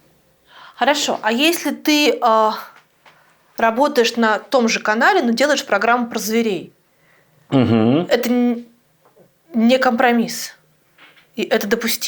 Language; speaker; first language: Russian; native; Russian